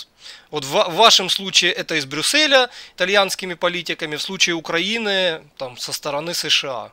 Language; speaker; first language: Russian; native; Russian